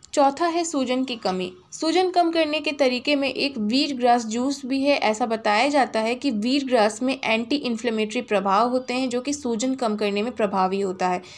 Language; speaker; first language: Hindi; native; Hindi